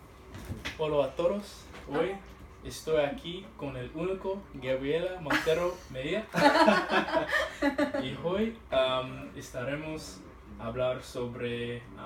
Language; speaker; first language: Spanish; non-native, learner; English